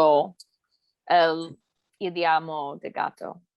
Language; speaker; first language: Spanish; non-native, learner; English